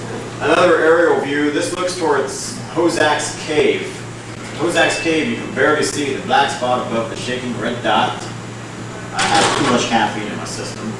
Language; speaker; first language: English; native; English